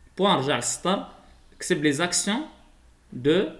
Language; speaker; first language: French; non-native, local second language; Arabic